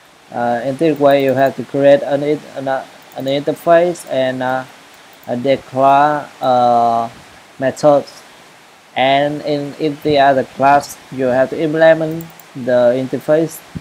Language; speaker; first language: English; non-native, learner; Vietnamese